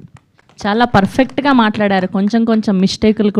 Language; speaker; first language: Telugu; native; Telugu